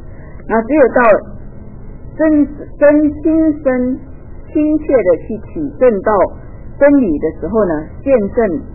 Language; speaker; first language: Chinese; native; Chinese